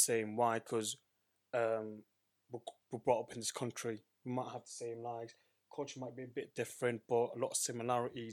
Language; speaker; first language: English; native; English